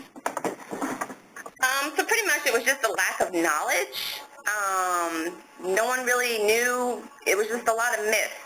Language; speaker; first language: English; native; English